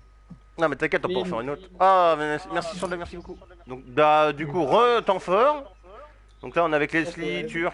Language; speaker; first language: French; native; French